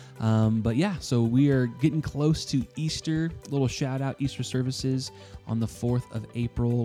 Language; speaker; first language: English; native; English